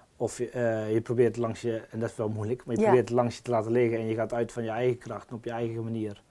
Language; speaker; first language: Dutch; native; Dutch